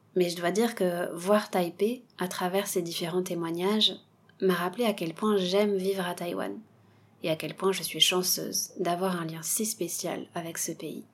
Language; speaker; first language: French; native; French